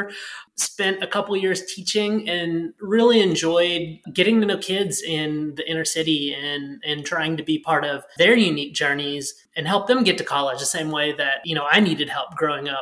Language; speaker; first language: English; native; English